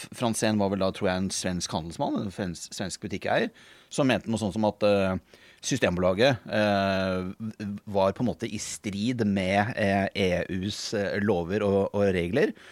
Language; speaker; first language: Norwegian; native; Norwegian